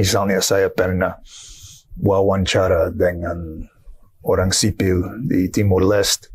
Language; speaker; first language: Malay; non-native, fluent; English